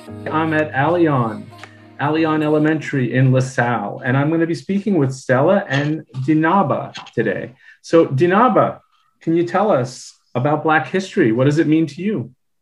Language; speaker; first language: English; native; English